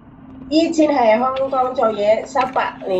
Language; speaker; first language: Cantonese; non-native, learner; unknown